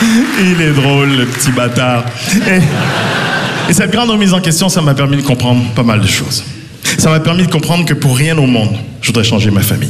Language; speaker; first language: French; native; French